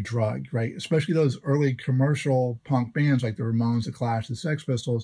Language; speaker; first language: English; native; English